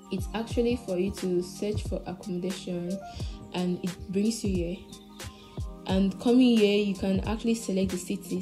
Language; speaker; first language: English; non-native, local second language; Ibibio